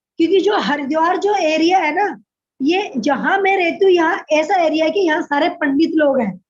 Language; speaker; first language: Hindi; native; Hindi